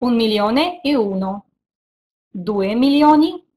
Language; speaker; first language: Italian; non-native, fluent; Russian